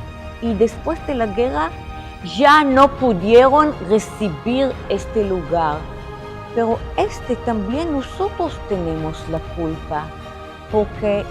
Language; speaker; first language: Spanish; non-native, fluent; Hebrew